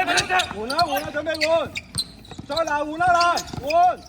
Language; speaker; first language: Chinese; native; Chinese